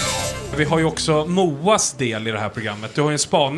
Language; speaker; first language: Swedish; native; Swedish